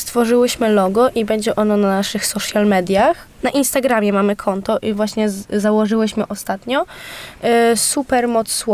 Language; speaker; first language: Polish; native; Polish